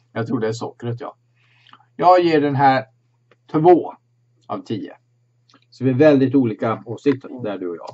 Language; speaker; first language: Swedish; native; Swedish